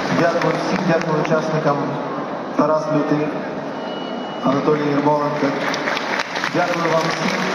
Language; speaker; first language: Ukrainian; native; Ukrainian